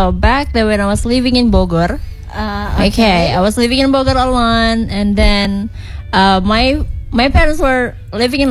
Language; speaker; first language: English; non-native, fluent; Indonesian